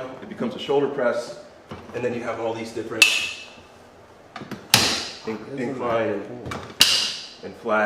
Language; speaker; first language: English; native; English